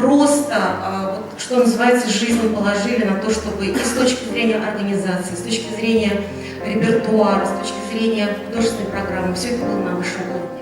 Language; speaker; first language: Russian; native; Russian